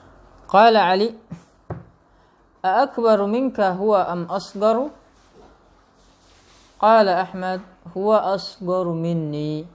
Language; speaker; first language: Arabic; non-native, fluent; Indonesian